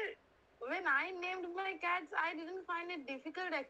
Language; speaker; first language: English; non-native, local second language; Bangla